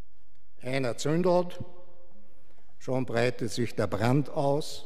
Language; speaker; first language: German; native; German